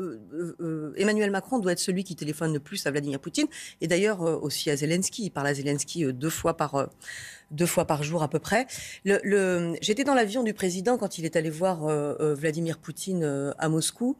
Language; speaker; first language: French; native; French